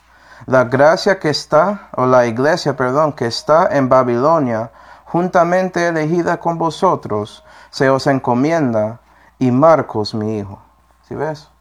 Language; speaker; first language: Spanish; non-native, fluent; English